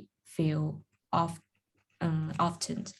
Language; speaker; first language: English; non-native, learner; Chinese